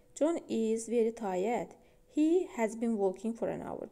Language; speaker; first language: English; non-native, fluent; Azerbaijani